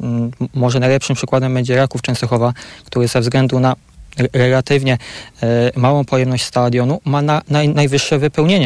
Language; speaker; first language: Polish; native; Polish